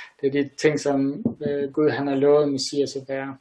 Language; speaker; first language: Danish; native; Danish